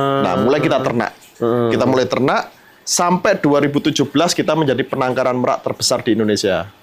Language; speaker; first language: Indonesian; native; Indonesian